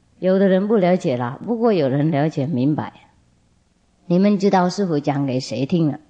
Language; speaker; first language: Chinese; non-native, fluent; Vietnamese